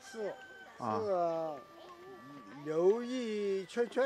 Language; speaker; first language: Chinese; non-native, local second language; Hmong